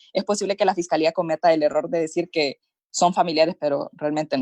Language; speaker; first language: Spanish; native; Spanish